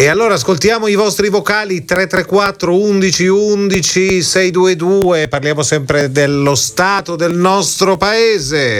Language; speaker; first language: Italian; native; Italian